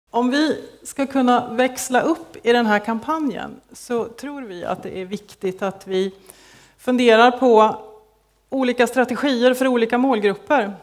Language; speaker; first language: Swedish; native; Swedish